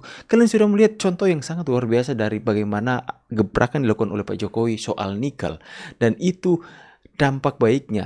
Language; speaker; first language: Indonesian; native; Indonesian